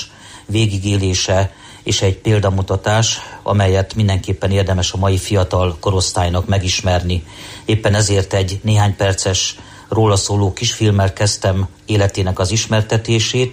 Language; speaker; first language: Hungarian; native; Hungarian